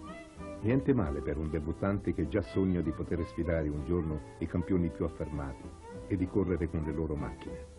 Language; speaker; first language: Italian; native; Italian